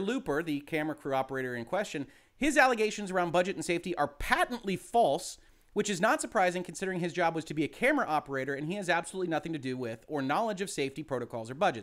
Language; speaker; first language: English; native; English